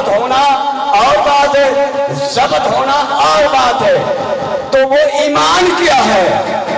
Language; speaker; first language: Urdu; non-native, local second language; Punjabi